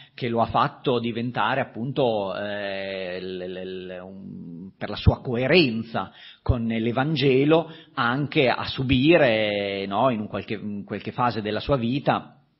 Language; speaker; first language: Italian; native; Italian